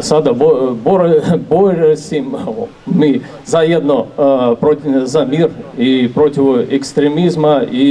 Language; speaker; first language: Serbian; non-native, learner; Russian